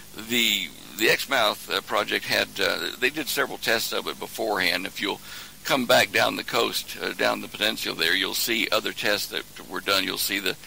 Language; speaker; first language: English; native; English